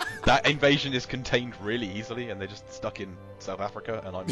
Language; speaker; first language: English; native; English